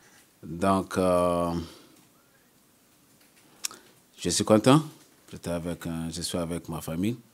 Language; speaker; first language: French; non-native, learner; English